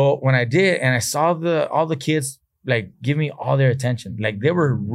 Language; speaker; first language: English; native; English